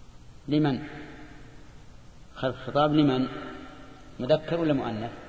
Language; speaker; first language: Arabic; native; Arabic